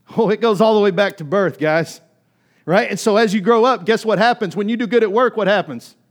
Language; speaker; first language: English; native; English